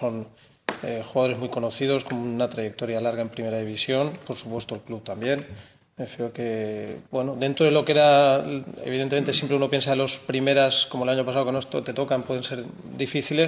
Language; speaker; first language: Spanish; native; Spanish